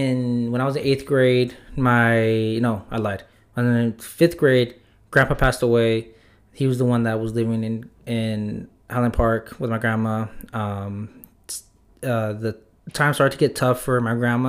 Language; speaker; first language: English; native; English